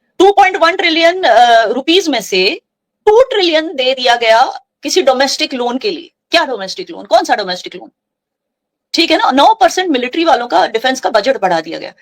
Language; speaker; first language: Hindi; non-native, local second language; Kashmiri